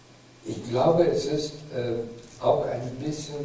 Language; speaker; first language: German; non-native, fluent; English